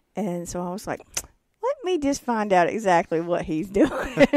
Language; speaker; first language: English; native; English